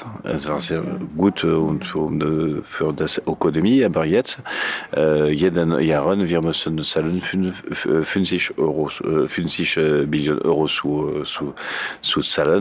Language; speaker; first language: German; non-native, learner; Catalan